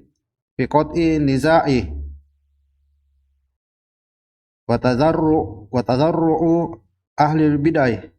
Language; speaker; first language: Arabic; non-native, learner; Indonesian